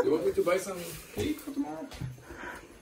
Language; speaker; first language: English; non-native, fluent; German